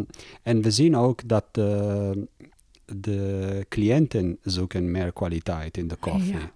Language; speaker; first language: Dutch; non-native, learner; Italian